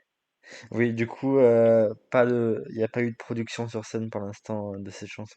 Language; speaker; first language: French; native; French